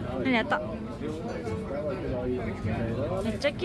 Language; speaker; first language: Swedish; non-native, learner; Japanese